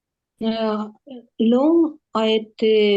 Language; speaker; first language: French; non-native, learner; Ukrainian